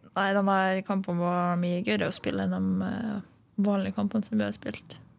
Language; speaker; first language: Norwegian; early bilingual, other home language; Lithuanian